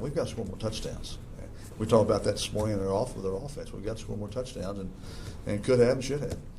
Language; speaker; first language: English; native; English